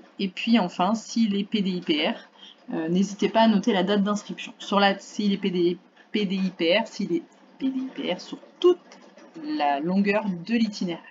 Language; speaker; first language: French; native; French